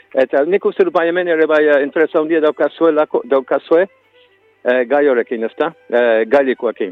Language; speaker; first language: Basque; non-native, fluent; English